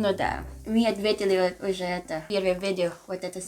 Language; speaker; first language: Russian; non-native, learner; Filipino